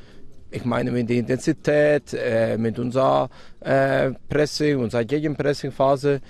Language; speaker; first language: German; non-native, fluent; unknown